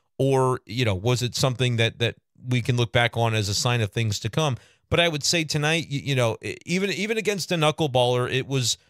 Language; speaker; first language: English; native; English